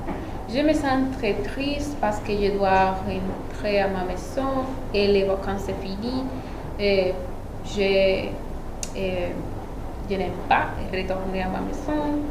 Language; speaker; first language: French; non-native, learner; Spanish